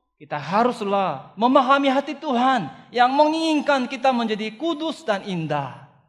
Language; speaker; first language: Indonesian; non-native, fluent; Korean